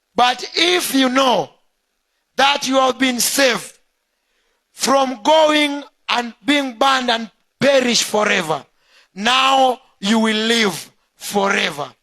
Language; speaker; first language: English; non-native, local second language; Swahili